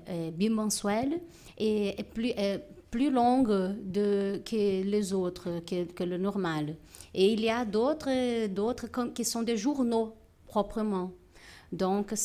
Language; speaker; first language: French; non-native, fluent; Portuguese